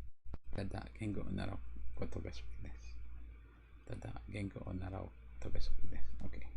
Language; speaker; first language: Japanese; non-native, learner; Filipino